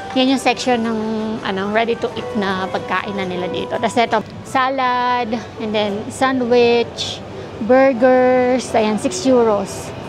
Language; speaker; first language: Filipino; native; Filipino